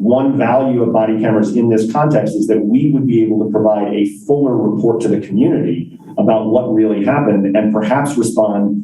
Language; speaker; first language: English; native; English